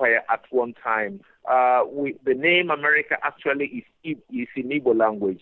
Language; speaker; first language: English; non-native, local second language; Igbo